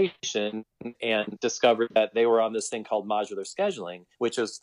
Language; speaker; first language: English; native; English